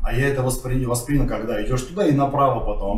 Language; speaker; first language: Russian; native; Russian